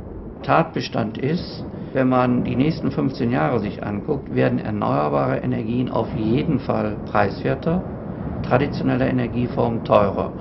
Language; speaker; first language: German; native; German